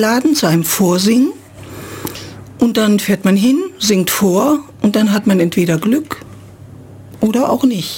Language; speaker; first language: German; native; German